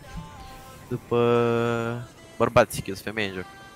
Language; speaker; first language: Romanian; native; Romanian